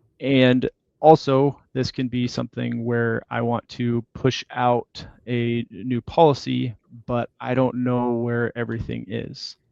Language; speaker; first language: English; native; English